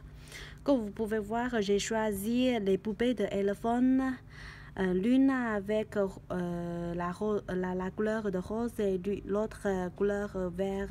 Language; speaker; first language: French; non-native, learner; Chinese